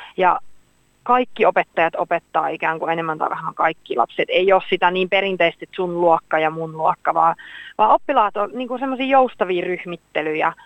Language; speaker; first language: Finnish; native; Finnish